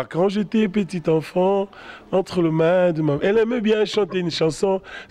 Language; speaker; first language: French; non-native, local second language; Lingala